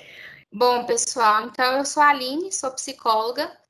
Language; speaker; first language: Portuguese; native; Portuguese